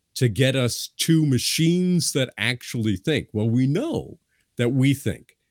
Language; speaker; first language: English; native; English